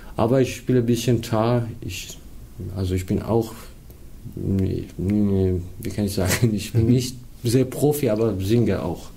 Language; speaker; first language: German; non-native, learner; Persian